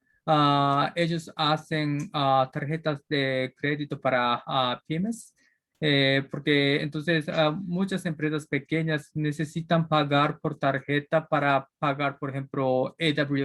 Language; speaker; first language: Spanish; non-native, learner; Japanese